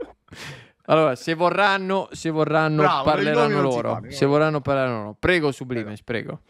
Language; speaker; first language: Italian; native; Italian